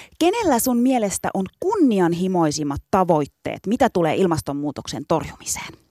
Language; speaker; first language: Finnish; early bilingual, other home language; Turkish